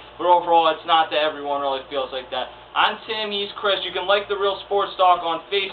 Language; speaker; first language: English; native; English